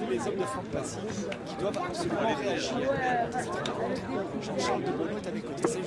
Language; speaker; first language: French; native; French